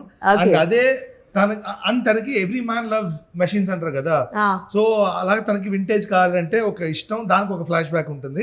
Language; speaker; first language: Telugu; native; Telugu